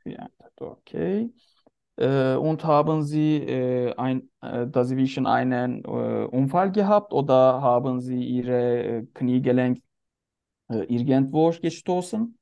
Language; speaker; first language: German; non-native, learner; Turkish